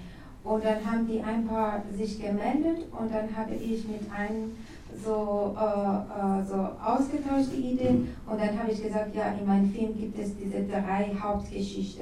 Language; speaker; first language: German; non-native, learner; Persian